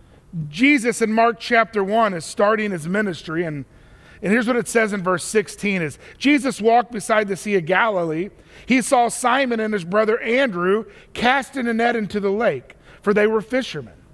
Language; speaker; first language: English; native; English